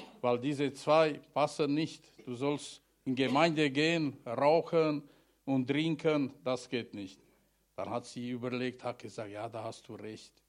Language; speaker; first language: German; non-native, learner; Romanian